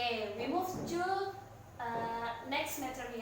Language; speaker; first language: English; non-native, learner; Indonesian